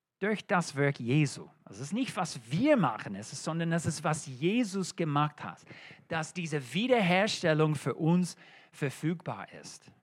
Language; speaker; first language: German; non-native, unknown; English